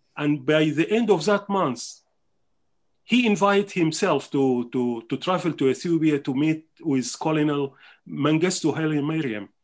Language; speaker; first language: English; non-native, fluent; Arabic